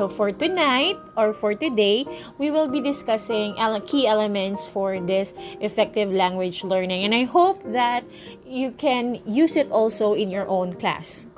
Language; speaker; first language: English; non-native, local second language; Filipino